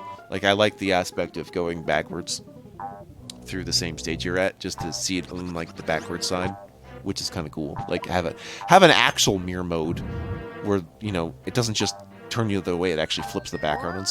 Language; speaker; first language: English; native; English